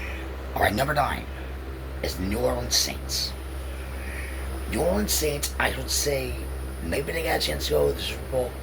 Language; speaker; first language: English; native; English